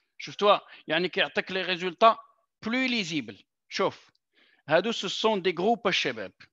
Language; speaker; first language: French; non-native, local second language; Arabic